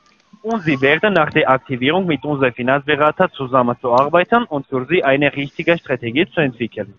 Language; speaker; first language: German; non-native, learner; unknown